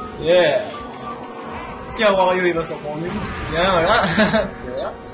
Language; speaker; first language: French; native; French